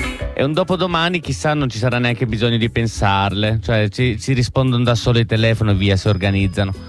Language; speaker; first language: Italian; native; Italian